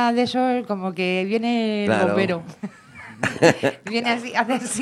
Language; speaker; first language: Spanish; native; Spanish